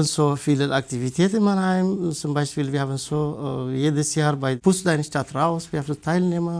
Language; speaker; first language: German; non-native, learner; Tigrinya